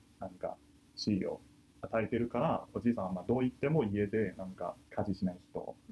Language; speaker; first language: Japanese; non-native, fluent; Chinese